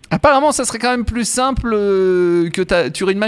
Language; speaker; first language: French; native; French